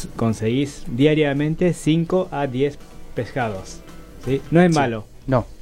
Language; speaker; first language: Spanish; non-native, learner; Japanese